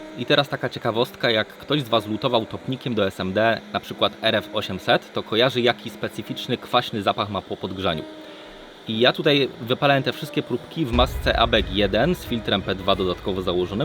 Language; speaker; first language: Polish; native; Polish